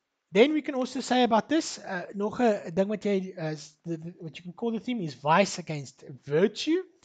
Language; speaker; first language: English; non-native, local second language; Afrikaans